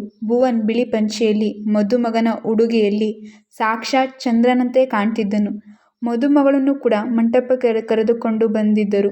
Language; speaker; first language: Kannada; native; Kannada